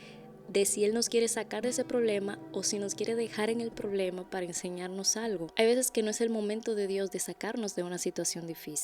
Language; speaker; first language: Spanish; native; Spanish